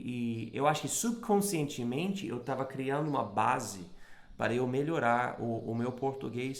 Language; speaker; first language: Portuguese; non-native, fluent; English